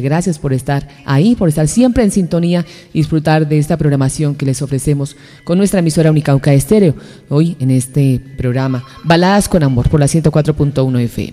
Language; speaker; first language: Spanish; native; Spanish